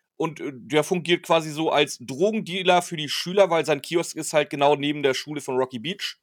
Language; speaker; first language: German; native; German